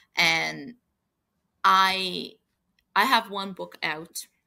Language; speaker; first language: English; non-native, fluent; Portuguese